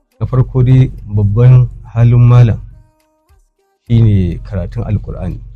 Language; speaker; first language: Hausa; native; Hausa